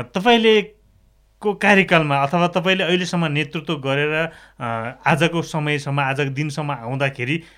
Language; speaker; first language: Nepali; native; Nepali